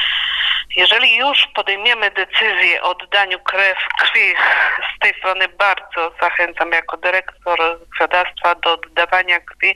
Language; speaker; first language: Polish; native; Polish